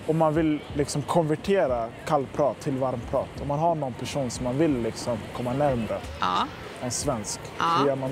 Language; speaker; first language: Swedish; native; Swedish